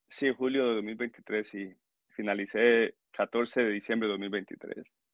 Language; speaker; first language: Spanish; native; Spanish